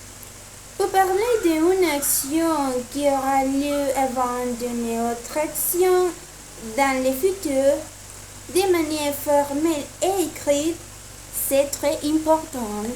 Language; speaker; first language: French; non-native, learner; Spanish